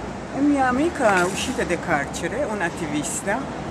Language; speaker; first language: Italian; non-native, learner; Persian